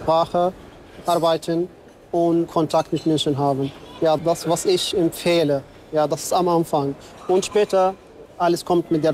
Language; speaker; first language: German; non-native, learner; Arabic